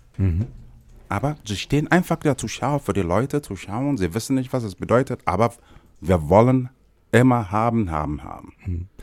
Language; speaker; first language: German; non-native, fluent; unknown